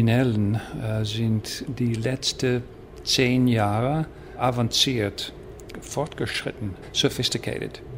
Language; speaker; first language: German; non-native, learner; Dutch